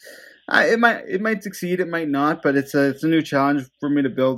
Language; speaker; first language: English; non-native, fluent; Dutch